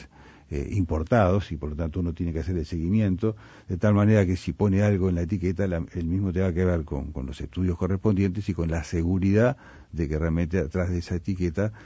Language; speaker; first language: Spanish; native; Spanish